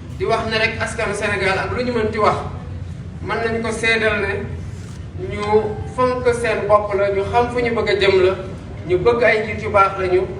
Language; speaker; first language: Wolof; non-native, local second language; Serer